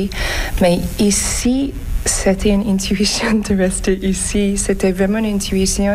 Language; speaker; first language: French; non-native, learner; English